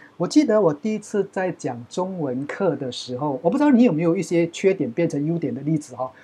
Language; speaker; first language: Chinese; native; Chinese